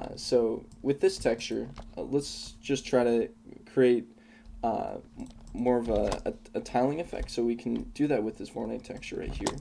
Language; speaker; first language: English; native; English